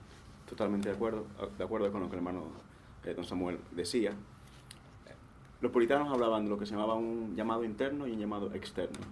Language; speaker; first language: Spanish; native; Spanish